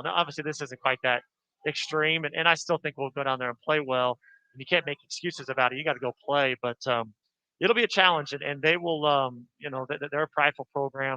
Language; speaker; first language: English; native; English